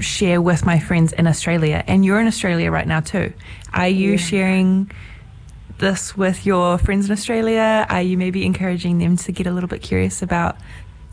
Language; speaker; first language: English; native; English